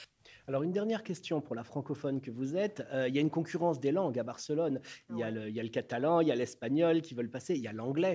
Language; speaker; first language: French; native; French